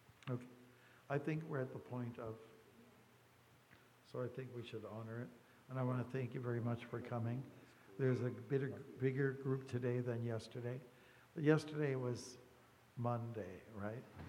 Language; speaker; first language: English; native; English